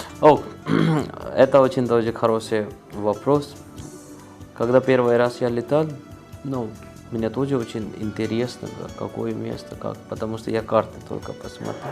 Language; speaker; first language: Russian; non-native, learner; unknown